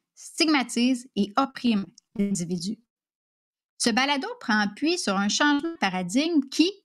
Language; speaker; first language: French; native; French